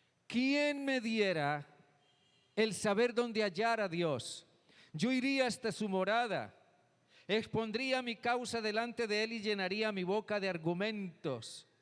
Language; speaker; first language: Spanish; native; Spanish